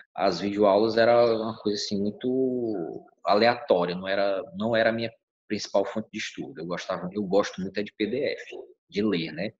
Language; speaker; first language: Portuguese; native; Portuguese